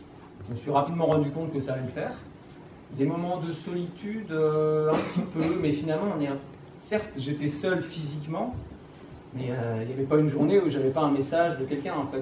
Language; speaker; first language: French; native; French